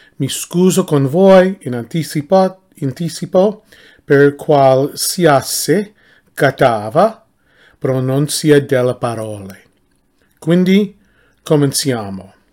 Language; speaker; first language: Italian; non-native, learner; English